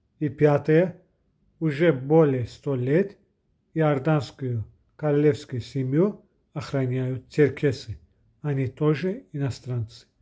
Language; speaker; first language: Russian; non-native, local second language; Azerbaijani